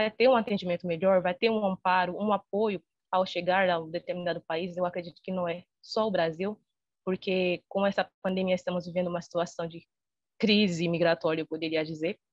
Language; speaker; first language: Portuguese; non-native, fluent; Haitian Creole